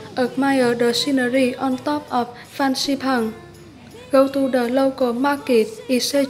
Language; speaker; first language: English; non-native, fluent; Vietnamese